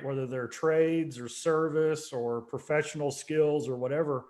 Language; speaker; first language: English; native; English